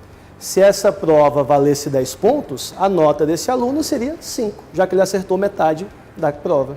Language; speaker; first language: Portuguese; native; Portuguese